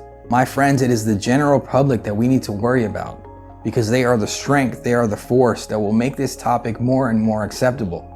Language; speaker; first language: English; native; English